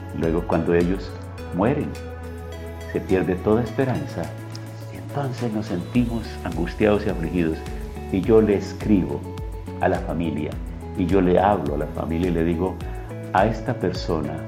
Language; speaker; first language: Spanish; native; Spanish